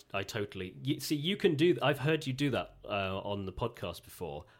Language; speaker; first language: English; native; English